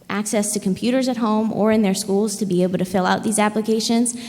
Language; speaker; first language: English; native; English